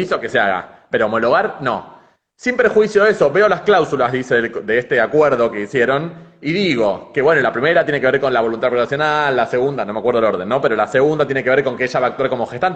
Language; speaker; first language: Spanish; native; Spanish